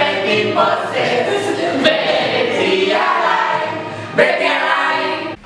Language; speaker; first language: Basque; non-native, learner; Spanish